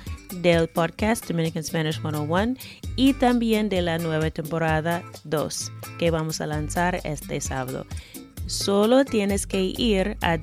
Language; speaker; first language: Spanish; non-native, fluent; English